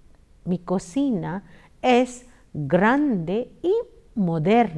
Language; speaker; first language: Spanish; non-native, fluent; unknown